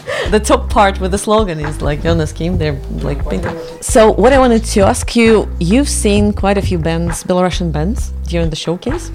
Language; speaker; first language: English; non-native, fluent; Russian